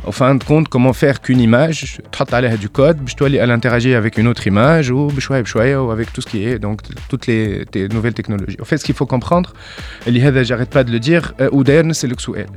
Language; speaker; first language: French; non-native, local second language; Arabic